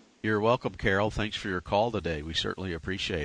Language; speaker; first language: English; native; English